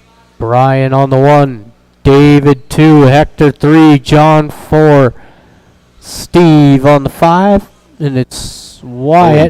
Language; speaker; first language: English; native; English